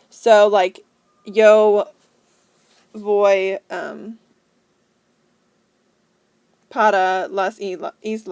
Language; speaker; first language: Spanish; non-native, fluent; English